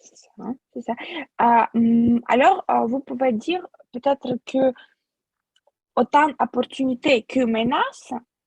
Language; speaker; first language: French; non-native, fluent; Russian